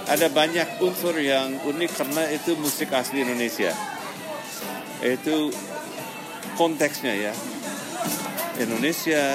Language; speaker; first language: Indonesian; non-native, fluent; English